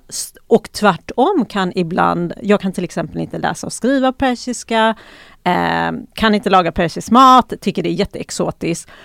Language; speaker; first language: Swedish; early bilingual, other home language; Persian